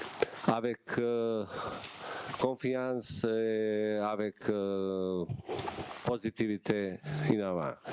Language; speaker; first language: French; non-native, learner; Bosnian